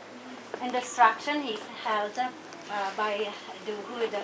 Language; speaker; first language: English; non-native, fluent; French